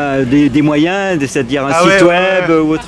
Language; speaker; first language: French; native; French